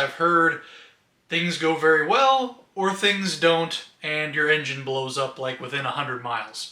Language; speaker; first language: English; native; English